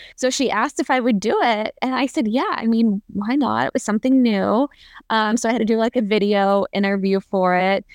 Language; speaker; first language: English; native; English